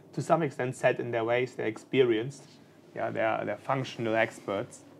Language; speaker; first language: English; non-native, fluent; German